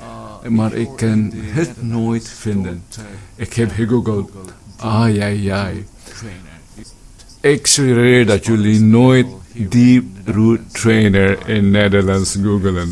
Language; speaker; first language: Dutch; non-native, learner; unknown